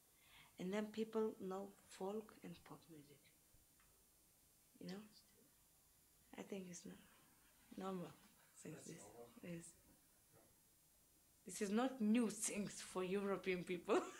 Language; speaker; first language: English; non-native, learner; Uzbek